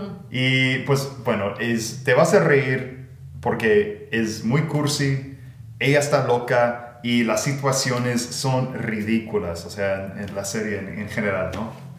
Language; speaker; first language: Spanish; non-native, fluent; English